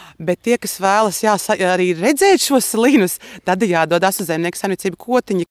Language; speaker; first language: Latvian; native; Latvian